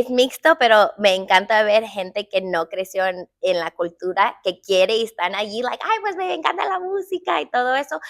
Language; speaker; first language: Spanish; early bilingual, heritage; English